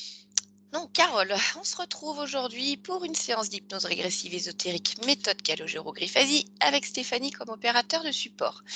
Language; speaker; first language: French; native; French